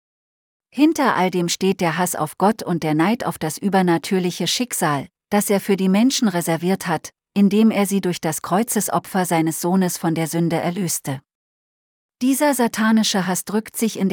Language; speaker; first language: German; native; German